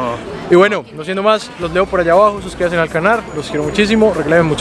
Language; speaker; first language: Spanish; native; Spanish